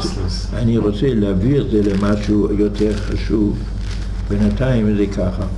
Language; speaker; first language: Hebrew; non-native, fluent; German